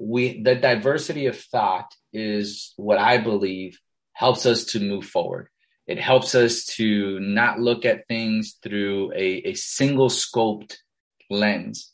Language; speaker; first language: English; early bilingual, other home language; Spanish